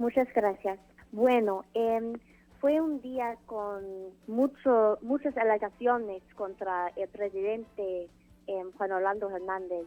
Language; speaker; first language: Spanish; non-native, fluent; English